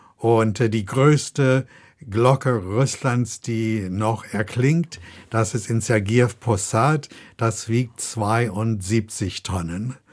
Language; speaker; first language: German; non-native, fluent; English